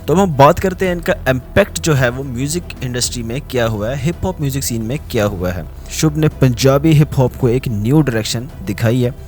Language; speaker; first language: Urdu; native; Urdu